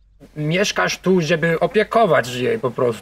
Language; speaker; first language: Polish; non-native, learner; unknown